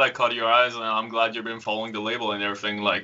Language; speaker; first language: English; native; English